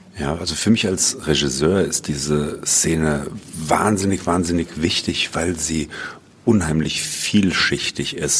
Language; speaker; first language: German; native; German